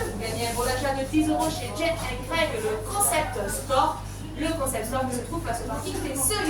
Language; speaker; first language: French; native; French